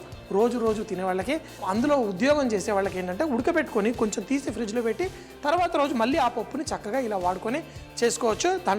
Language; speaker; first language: Telugu; native; Telugu